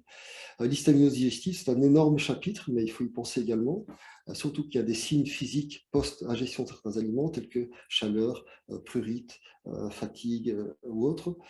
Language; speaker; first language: French; native; French